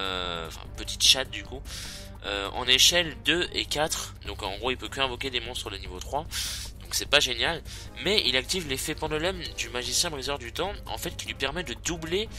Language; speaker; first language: French; native; French